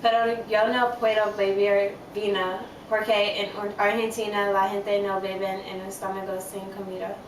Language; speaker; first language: Spanish; non-native, learner; English